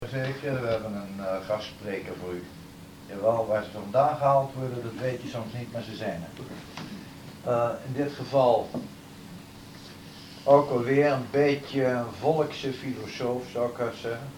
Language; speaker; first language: Dutch; native; Dutch